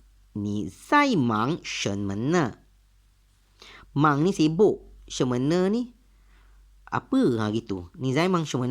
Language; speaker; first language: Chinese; non-native, learner; Malay